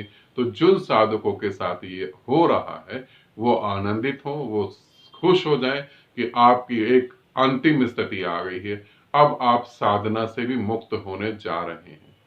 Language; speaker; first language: Hindi; native; Hindi